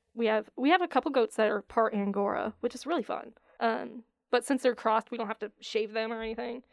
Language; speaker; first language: English; native; English